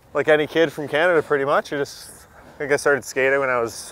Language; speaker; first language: English; native; English